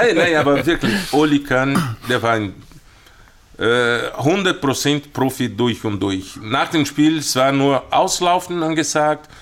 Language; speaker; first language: German; non-native, fluent; Portuguese